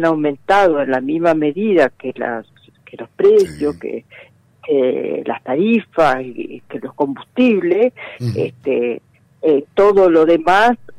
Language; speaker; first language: Spanish; native; Spanish